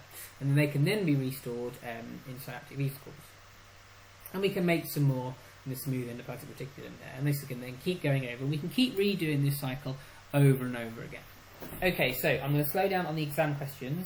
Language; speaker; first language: English; native; English